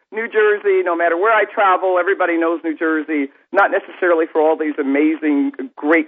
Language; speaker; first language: English; native; English